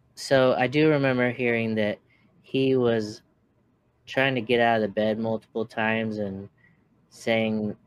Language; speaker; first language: English; native; English